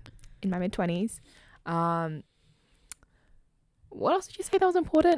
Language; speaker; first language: English; native; English